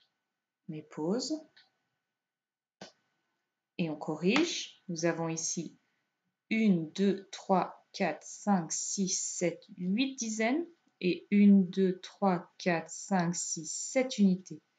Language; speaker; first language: French; native; French